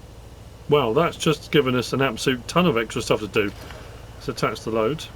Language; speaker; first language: English; native; English